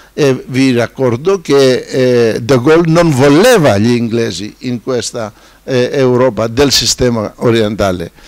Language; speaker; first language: Italian; non-native, fluent; Greek